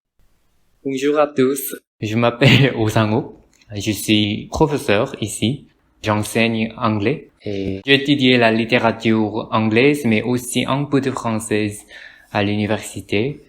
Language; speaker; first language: French; non-native, learner; Korean